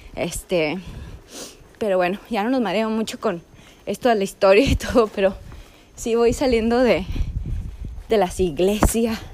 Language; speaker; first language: Spanish; early bilingual, heritage; Spanish